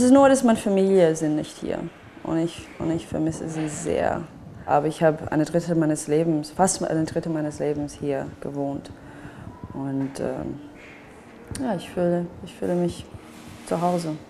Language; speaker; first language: German; non-native, fluent; English